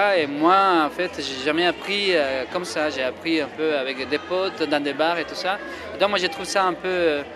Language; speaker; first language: French; non-native, fluent; Spanish